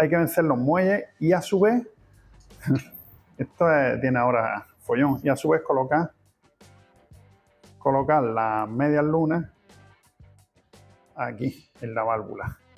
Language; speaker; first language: Spanish; native; Spanish